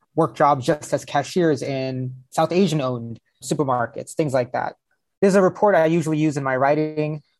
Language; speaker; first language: English; early bilingual, other home language; Hindi